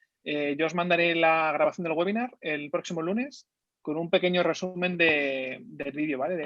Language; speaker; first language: Spanish; native; Spanish